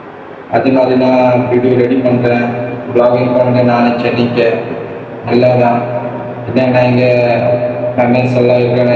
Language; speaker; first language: Tamil; non-native, local second language; Hindi